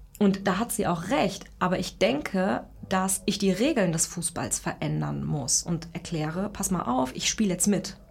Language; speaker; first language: German; early bilingual, other home language; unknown